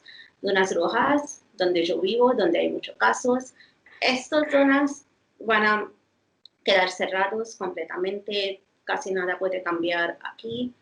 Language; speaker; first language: Spanish; non-native, fluent; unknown